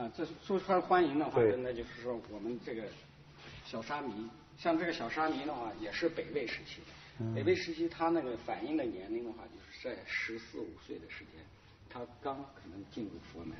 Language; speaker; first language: Chinese; native; Chinese